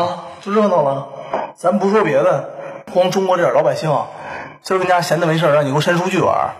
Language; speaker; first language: Chinese; native; Chinese